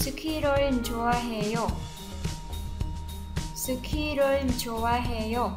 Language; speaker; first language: Korean; non-native, fluent; Vietnamese